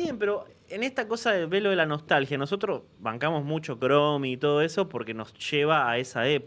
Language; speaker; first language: Spanish; native; Spanish